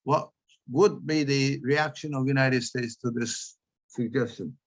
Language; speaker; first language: English; non-native, fluent; Turkish